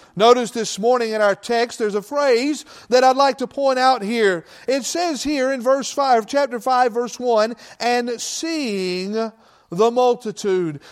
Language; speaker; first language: English; native; English